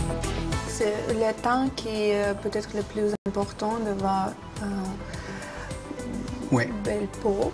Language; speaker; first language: French; non-native, learner; Russian